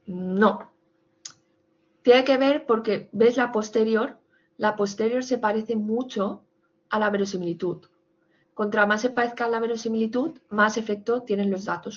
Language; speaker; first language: Spanish; native; Spanish